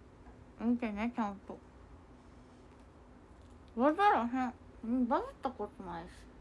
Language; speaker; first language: Japanese; native; Japanese